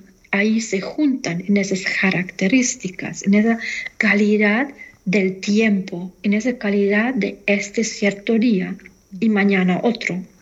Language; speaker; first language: Spanish; non-native, fluent; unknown